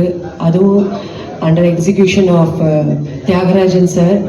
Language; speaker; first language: Tamil; non-native, fluent; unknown